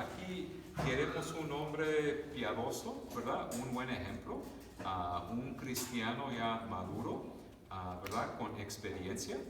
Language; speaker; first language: Spanish; early bilingual, other home language; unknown